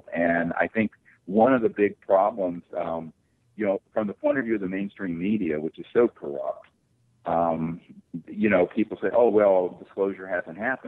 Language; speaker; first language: English; native; English